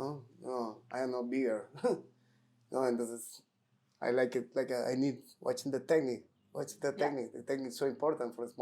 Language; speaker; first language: English; non-native, learner; Spanish